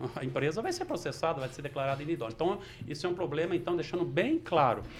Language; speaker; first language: Portuguese; native; Portuguese